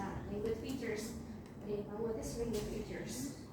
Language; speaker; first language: English; non-native, learner; Indonesian